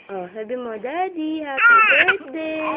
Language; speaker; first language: Filipino; native; Filipino